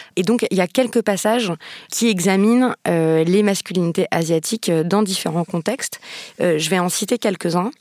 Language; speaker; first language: French; native; French